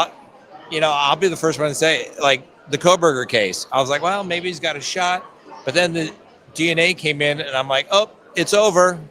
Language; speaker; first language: English; native; English